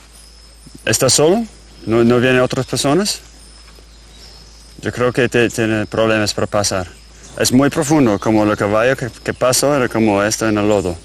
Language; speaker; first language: Spanish; non-native, learner; English